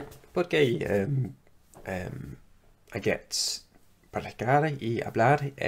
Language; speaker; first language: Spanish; non-native, learner; English